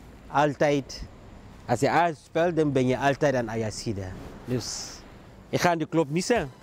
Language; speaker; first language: Dutch; non-native, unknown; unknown